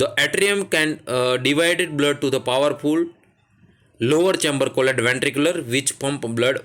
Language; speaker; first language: English; non-native, local second language; Gujarati